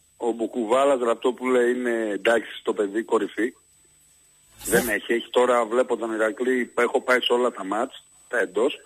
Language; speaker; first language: Greek; native; Greek